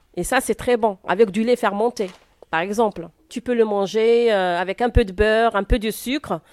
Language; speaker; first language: French; non-native, local second language; Arabic